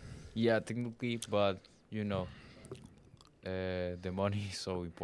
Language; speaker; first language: English; non-native, learner; Spanish